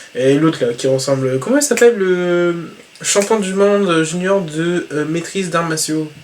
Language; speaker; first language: French; native; French